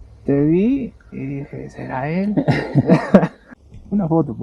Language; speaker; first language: Spanish; native; Spanish